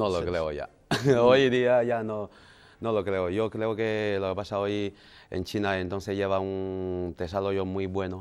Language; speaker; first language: Spanish; non-native, learner; Chinese